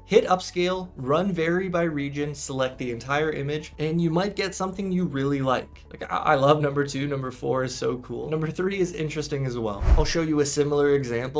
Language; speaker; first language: English; native; English